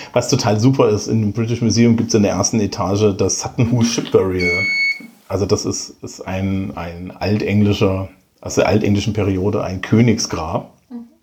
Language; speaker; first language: German; native; German